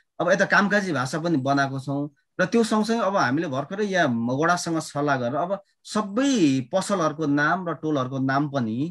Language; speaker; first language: Nepali; non-native, local second language; Limbu